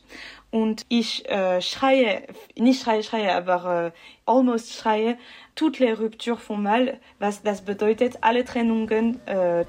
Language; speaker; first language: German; non-native, local second language; French